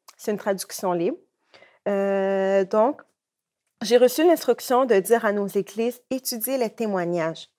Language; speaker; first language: French; native; French